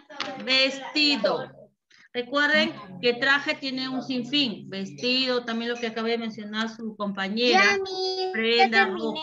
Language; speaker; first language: Spanish; native; Spanish